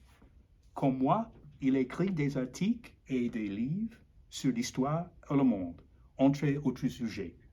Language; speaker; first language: French; non-native, learner; English